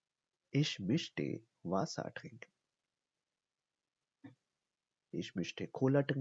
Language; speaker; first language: German; non-native, fluent; Urdu